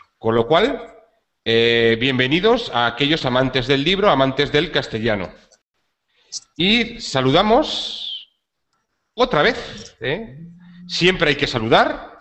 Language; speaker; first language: Spanish; native; Spanish